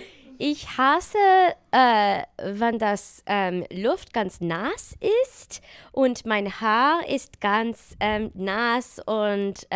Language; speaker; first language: German; non-native, learner; English